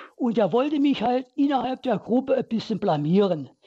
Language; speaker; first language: German; native; German